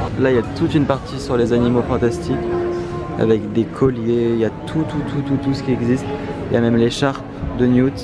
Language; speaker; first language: French; native; French